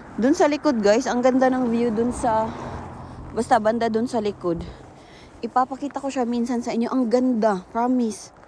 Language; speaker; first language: Filipino; native; Filipino